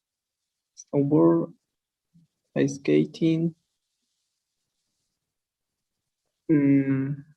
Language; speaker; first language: English; non-native, learner; Spanish